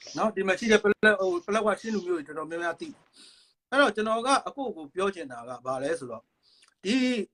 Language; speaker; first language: Burmese; non-native, local second language; Hakha Chin